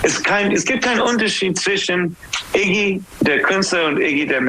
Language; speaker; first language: German; non-native, fluent; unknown